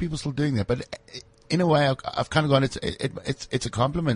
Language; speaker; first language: English; native; English